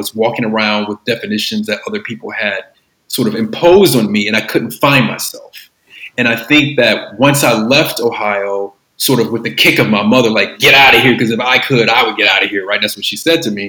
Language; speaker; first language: English; native; English